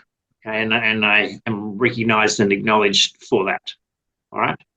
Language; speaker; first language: English; native; English